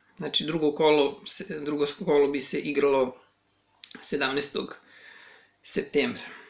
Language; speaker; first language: Serbian; native; Serbian